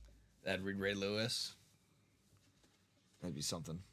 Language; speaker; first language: English; native; English